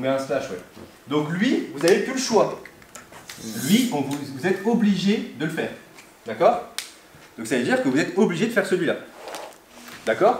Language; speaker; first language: French; native; French